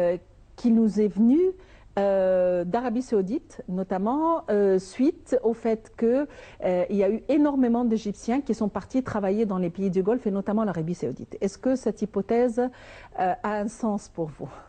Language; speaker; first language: French; non-native, fluent; Arabic